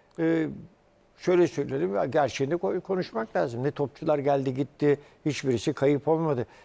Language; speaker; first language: Turkish; early bilingual, heritage; Turkish